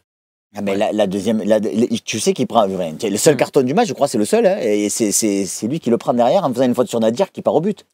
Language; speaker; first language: French; native; French